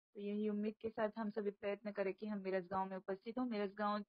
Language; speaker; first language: Hindi; non-native, local second language; Marathi